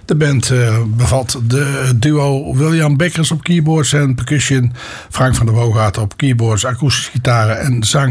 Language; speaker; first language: Dutch; native; Dutch